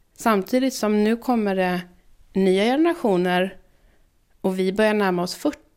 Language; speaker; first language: Swedish; native; Swedish